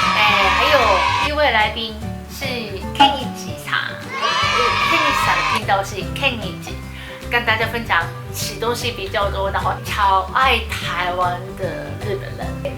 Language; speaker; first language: Chinese; non-native, fluent; Japanese